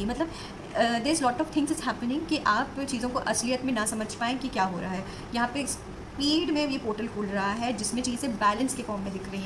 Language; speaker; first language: Hindi; native; Hindi